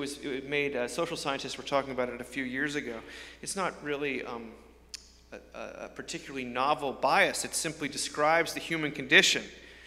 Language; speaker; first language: English; native; English